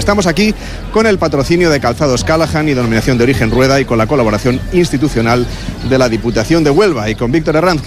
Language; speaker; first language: Spanish; native; Spanish